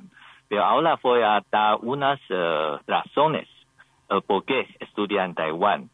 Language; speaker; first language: Spanish; non-native, learner; Chinese